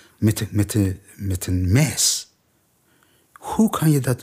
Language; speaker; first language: Dutch; non-native, learner; Persian